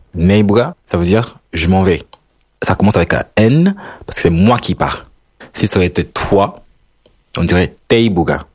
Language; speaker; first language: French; non-native, fluent; Spanish